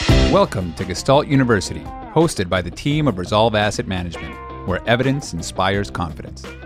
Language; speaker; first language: English; early bilingual, other home language; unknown